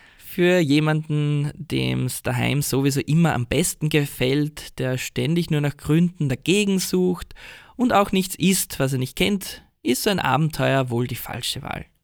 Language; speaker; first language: German; native; German